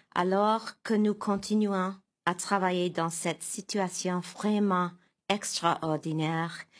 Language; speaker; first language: French; non-native, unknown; English